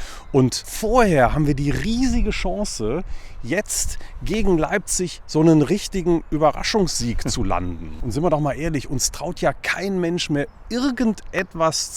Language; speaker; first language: German; native; German